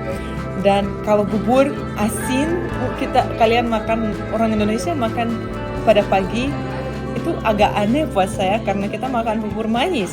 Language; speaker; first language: Indonesian; non-native, fluent; Russian